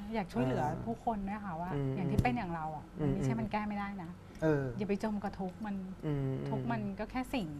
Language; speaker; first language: Thai; native; Thai